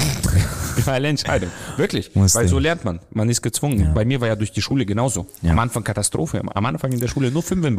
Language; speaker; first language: German; non-native, fluent; Romanian